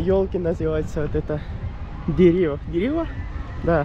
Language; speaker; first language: Russian; non-native, learner; Urdu